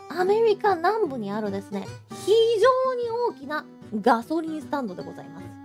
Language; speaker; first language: Japanese; early bilingual, heritage; Japanese